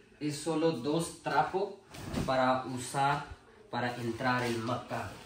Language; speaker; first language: Spanish; non-native, learner; Urdu